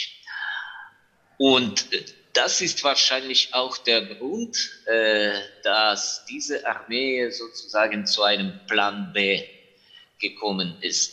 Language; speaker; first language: German; non-native, fluent; Ukrainian